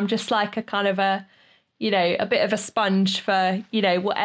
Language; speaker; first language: English; native; English